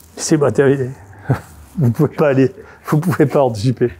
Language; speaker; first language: French; native; French